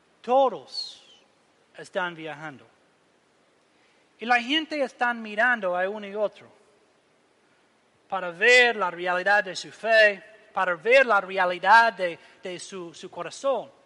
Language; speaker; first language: Spanish; non-native, learner; English